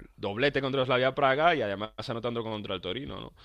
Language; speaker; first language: Spanish; native; Spanish